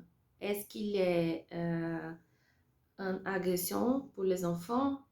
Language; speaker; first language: French; non-native, learner; Portuguese